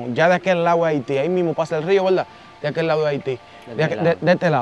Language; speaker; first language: Spanish; native; Spanish